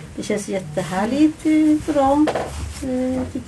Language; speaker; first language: Swedish; non-native, learner; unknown